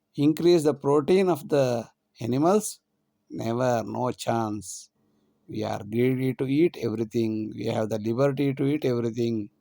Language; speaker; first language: English; non-native, local second language; Kannada